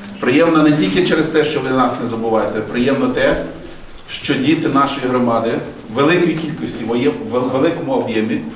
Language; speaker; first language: Ukrainian; native; Ukrainian